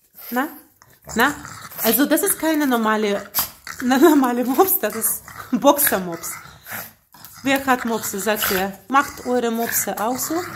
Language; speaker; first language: German; non-native, fluent; Russian